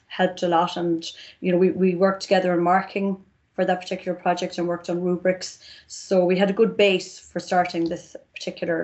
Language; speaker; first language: English; native; English